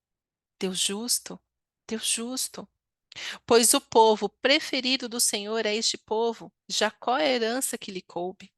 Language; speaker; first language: Portuguese; native; Portuguese